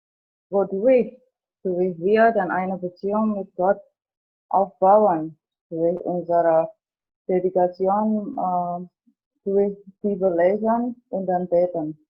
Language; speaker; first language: German; non-native, learner; Indonesian